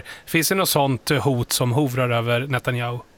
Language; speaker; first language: Swedish; native; Swedish